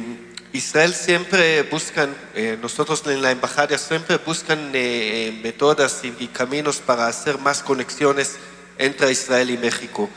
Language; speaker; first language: Spanish; non-native, learner; Hebrew